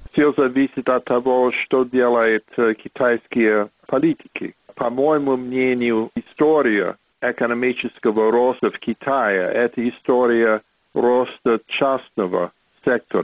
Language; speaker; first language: Russian; non-native, fluent; English